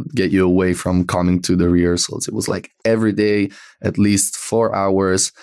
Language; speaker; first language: English; non-native, fluent; Italian